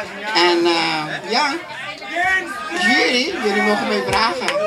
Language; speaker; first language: Dutch; non-native, local second language; Papiamento